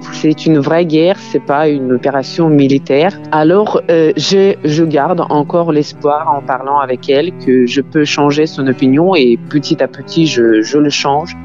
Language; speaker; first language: French; non-native, fluent; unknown